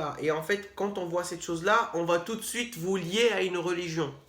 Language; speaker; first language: French; native; French